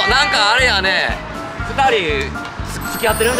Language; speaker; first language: Japanese; native; Japanese